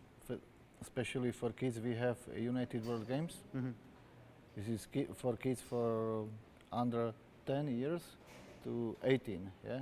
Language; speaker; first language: English; non-native, learner; Slovak